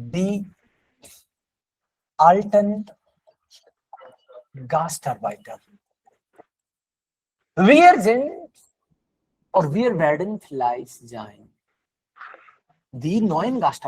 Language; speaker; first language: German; non-native, fluent; Hindi